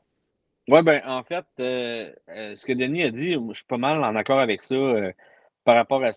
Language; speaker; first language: French; native; French